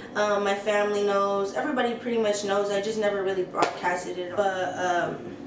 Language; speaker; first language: English; native; English